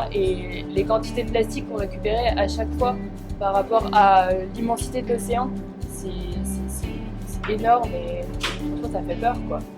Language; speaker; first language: French; native; French